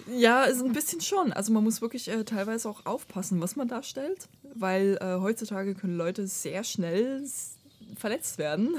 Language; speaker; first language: German; non-native, fluent; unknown